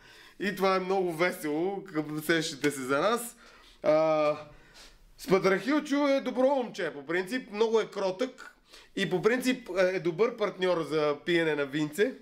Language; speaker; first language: Bulgarian; native; Bulgarian